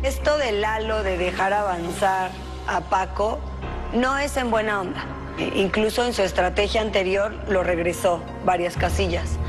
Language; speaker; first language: Spanish; native; Spanish